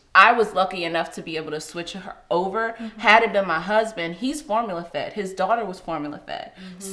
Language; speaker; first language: English; native; English